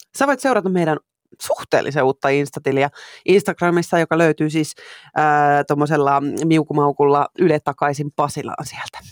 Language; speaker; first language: Finnish; native; Finnish